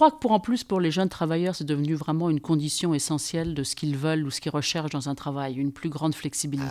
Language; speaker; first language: French; native; French